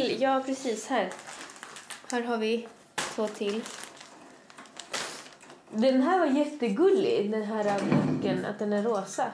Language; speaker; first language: Swedish; native; Swedish